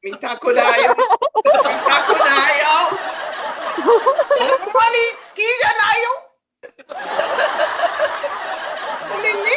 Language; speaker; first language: Japanese; non-native, learner; English